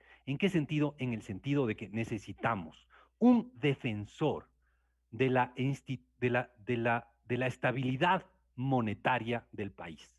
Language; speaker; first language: Spanish; native; Spanish